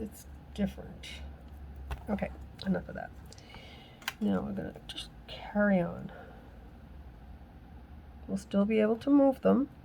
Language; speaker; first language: English; native; English